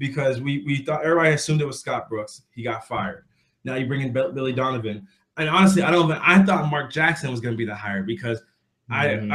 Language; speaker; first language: English; native; English